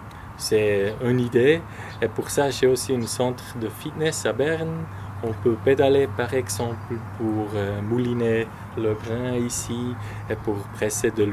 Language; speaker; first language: French; non-native, local second language; German